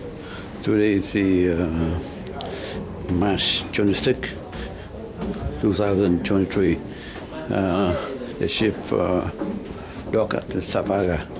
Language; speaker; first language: English; non-native, learner; Vietnamese